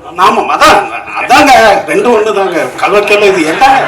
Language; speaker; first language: Tamil; native; Tamil